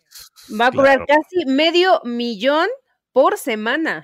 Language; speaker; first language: Spanish; native; Spanish